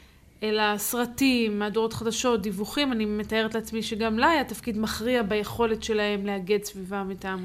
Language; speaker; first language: Hebrew; native; Hebrew